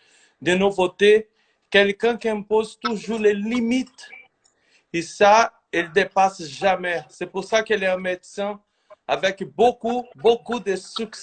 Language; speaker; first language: French; non-native, fluent; Portuguese